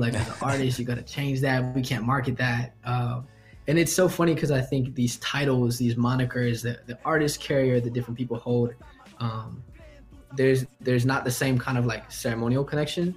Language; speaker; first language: English; native; English